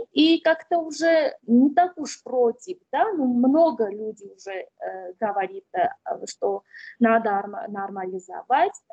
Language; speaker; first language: Russian; non-native, fluent; Armenian